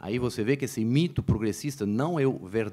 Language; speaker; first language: Portuguese; native; Portuguese